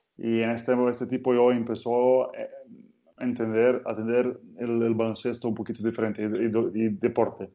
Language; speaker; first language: Spanish; non-native, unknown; Slovenian